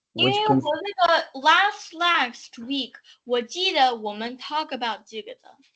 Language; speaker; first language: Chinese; early bilingual, heritage; English